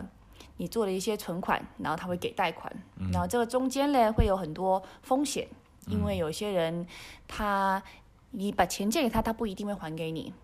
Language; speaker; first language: Chinese; early bilingual, heritage; Chinese